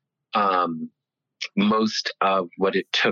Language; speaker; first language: English; early bilingual, other home language; Italian